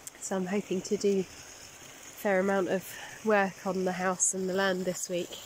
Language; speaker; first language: English; native; English